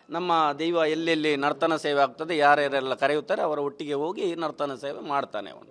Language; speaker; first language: Kannada; non-native, local second language; Tulu